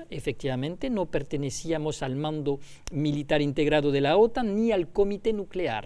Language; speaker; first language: Spanish; non-native, fluent; French